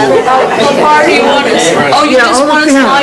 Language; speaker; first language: English; native; English